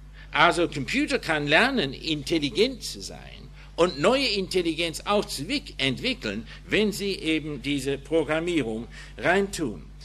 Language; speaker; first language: German; non-native, fluent; English